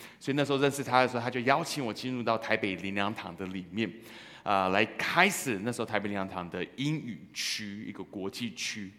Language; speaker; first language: Chinese; early bilingual, heritage; Chinese